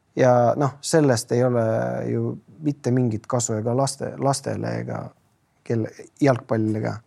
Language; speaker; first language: Estonian; non-native, local second language; Russian